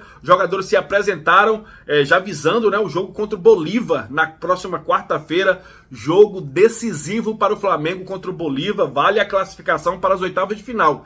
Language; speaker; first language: Portuguese; native; Portuguese